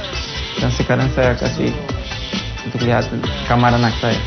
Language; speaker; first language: Indonesian; non-native, fluent; Portuguese